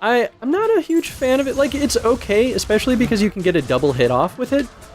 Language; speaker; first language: English; native; English